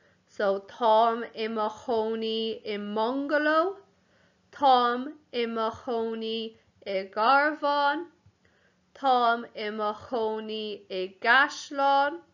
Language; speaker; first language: Irish; non-native, local second language; English